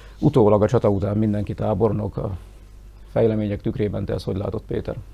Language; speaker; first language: Hungarian; native; Hungarian